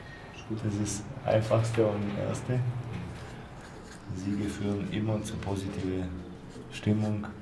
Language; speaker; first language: German; native; German